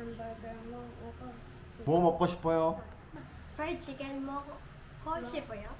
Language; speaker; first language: Korean; non-native, learner; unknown